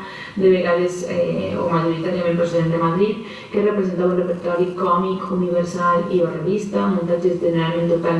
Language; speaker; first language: Catalan; native; Catalan